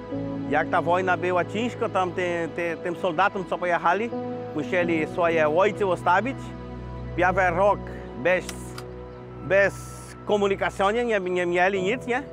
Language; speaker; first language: Polish; early bilingual, heritage; Polish